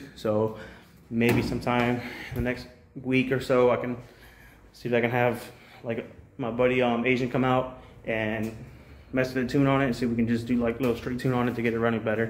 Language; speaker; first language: English; native; English